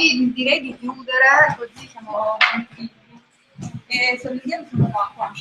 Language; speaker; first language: Italian; native; Italian